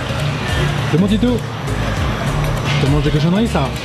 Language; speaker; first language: French; native; French